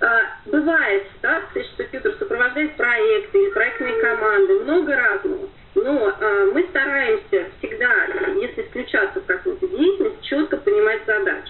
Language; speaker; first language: Russian; native; Russian